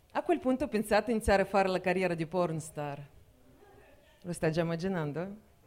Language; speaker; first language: Italian; non-native, fluent; Russian